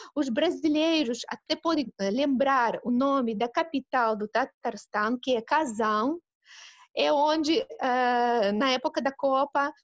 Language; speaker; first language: Portuguese; non-native, fluent; Russian